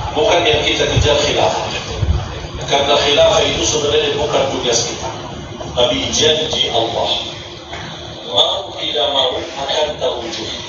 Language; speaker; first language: Indonesian; non-native, fluent; Arabic